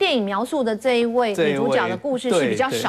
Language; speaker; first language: Chinese; native; Chinese